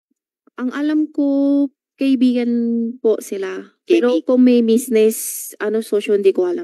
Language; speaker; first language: Filipino; non-native, learner; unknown